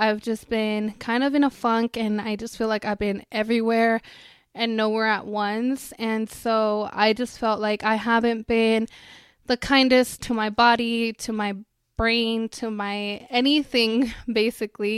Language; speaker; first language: English; early bilingual, other home language; Spanish